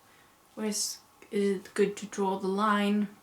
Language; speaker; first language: English; non-native, fluent; Swedish